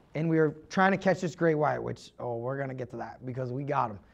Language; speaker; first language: English; native; English